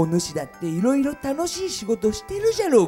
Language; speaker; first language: Japanese; native; Japanese